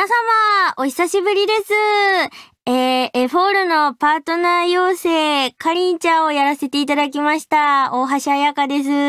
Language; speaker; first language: Japanese; native; Japanese